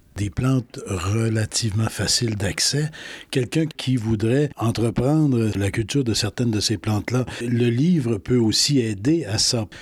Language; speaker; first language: French; native; French